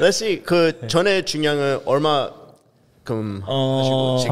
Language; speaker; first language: Korean; early bilingual, heritage; Korean